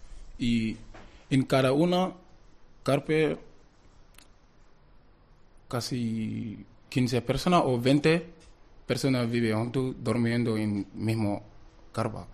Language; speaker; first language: Spanish; non-native, learner; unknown